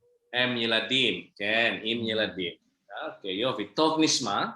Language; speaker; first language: Hebrew; non-native, fluent; Indonesian